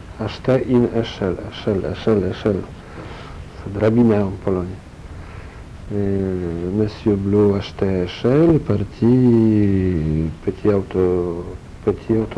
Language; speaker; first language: French; non-native, learner; Polish